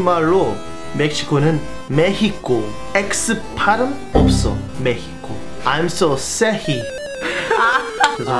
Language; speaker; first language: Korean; non-native, fluent; English